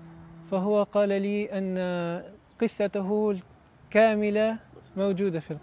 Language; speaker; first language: Arabic; non-native, learner; Italian